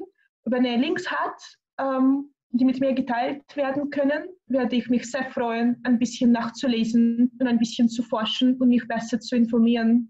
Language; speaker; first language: German; non-native, fluent; Russian